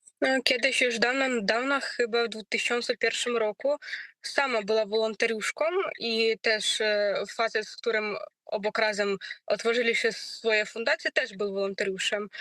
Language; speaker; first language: Polish; non-native, learner; Ukrainian